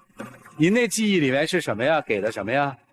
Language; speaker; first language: Chinese; native; Chinese